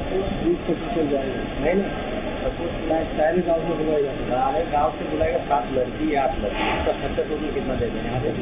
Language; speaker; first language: Hindi; non-native, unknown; Bangla